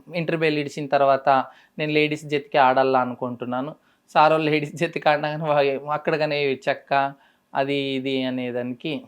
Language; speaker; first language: Telugu; native; Telugu